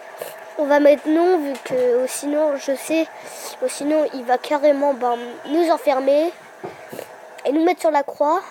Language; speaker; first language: French; native; French